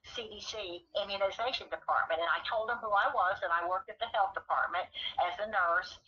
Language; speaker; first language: English; native; English